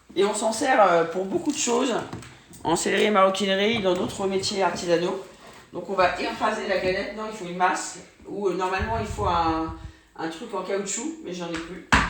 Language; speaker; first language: French; native; French